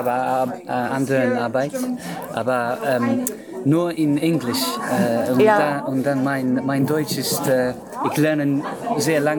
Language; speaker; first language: German; non-native, learner; English